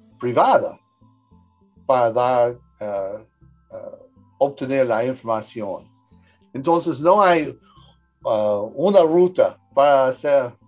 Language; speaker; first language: Spanish; early bilingual, heritage; English